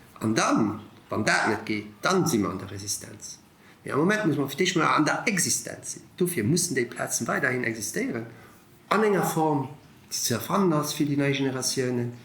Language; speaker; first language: Luxembourgish; early bilingual, other home language; Italian